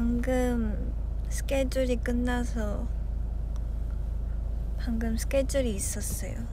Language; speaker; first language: Korean; non-native, fluent; Chinese